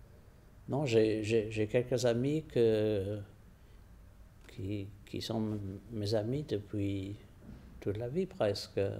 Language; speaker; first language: French; non-native, fluent; English